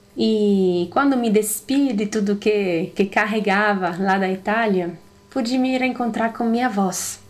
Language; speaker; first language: Portuguese; non-native, fluent; Italian